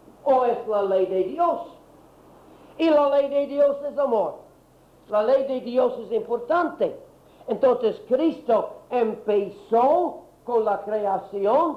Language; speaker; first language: Spanish; non-native, learner; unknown